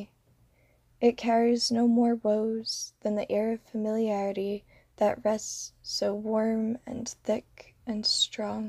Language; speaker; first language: English; native; English